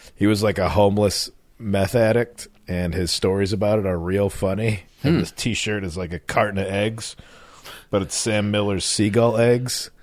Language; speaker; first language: English; native; English